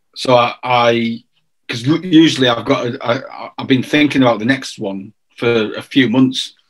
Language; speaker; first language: English; native; English